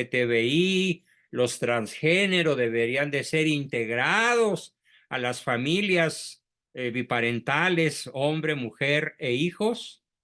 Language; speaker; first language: Spanish; native; Spanish